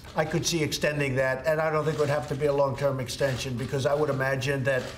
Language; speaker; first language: English; native; English